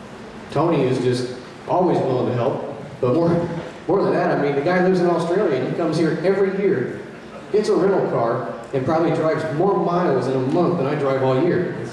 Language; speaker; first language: English; native; English